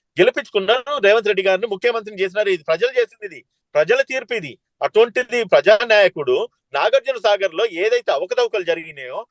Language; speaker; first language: Telugu; native; Telugu